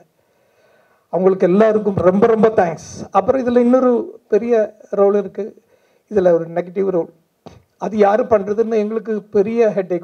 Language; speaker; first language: Tamil; non-native, fluent; Malayalam